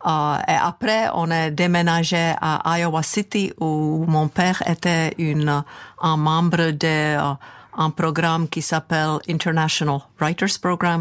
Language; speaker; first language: French; non-native, fluent; Czech